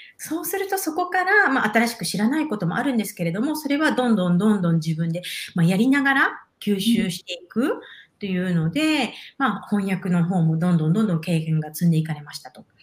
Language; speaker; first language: Japanese; native; Japanese